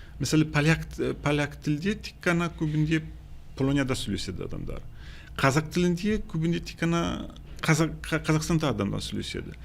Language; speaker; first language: Kazakh; non-native, fluent; Polish